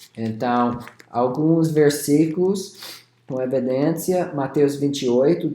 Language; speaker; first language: Portuguese; non-native, fluent; English